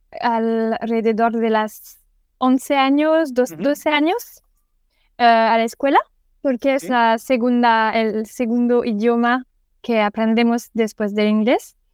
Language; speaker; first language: Spanish; non-native, learner; French